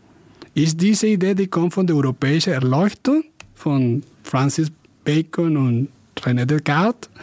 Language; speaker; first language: German; non-native, fluent; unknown